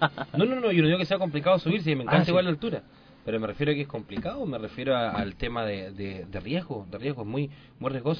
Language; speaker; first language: Spanish; native; Spanish